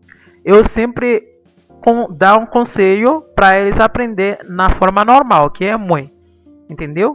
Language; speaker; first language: Portuguese; non-native, fluent; Haitian Creole